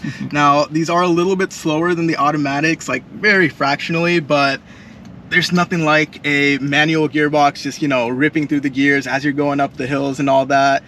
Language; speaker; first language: English; native; English